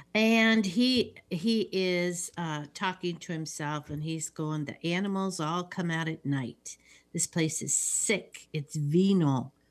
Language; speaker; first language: English; native; English